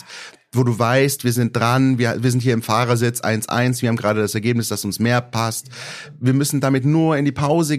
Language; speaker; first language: German; native; German